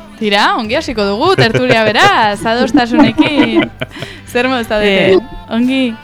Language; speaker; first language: Basque; native; Basque